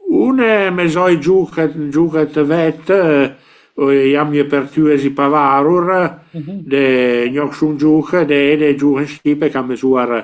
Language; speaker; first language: Albanian; non-native, learner; Italian